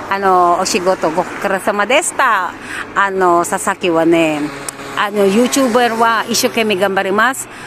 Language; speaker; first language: Japanese; non-native, learner; Filipino